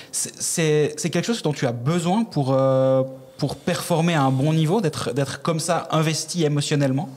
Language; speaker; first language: French; native; French